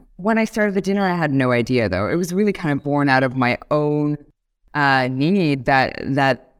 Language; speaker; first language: English; native; English